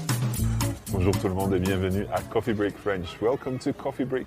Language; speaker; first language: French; non-native, fluent; English